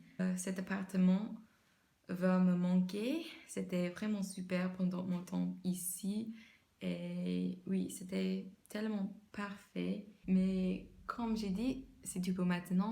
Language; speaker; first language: French; non-native, learner; English